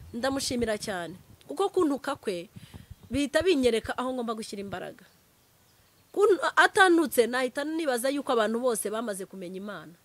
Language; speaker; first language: Kinyarwanda; early bilingual, heritage; Kinyarwanda